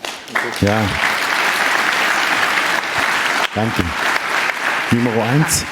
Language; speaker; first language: German; non-native, fluent; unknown